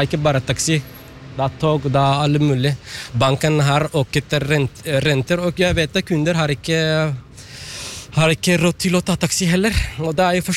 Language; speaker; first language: Norwegian; non-native, fluent; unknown